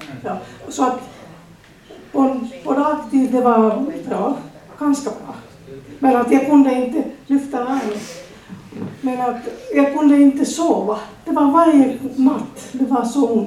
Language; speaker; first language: Swedish; non-native, learner; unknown